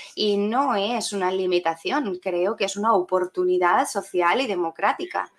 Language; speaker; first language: Spanish; non-native, fluent; French